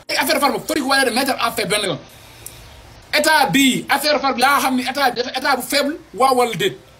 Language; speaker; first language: Wolof; non-native, local second language; Fula